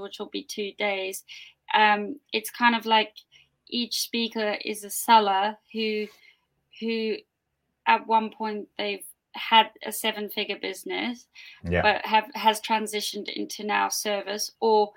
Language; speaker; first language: English; native; English